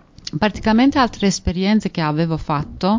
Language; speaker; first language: Italian; non-native, fluent; Persian